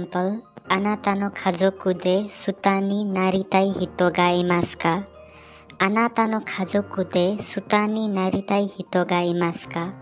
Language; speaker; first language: Japanese; non-native, learner; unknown